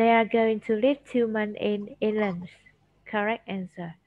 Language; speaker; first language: English; non-native, fluent; Vietnamese